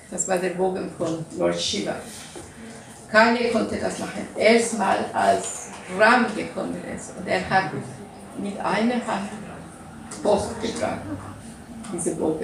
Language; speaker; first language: German; non-native, learner; Russian